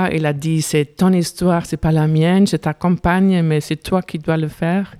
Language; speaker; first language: French; non-native, fluent; German